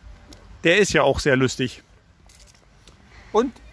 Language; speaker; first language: German; native; German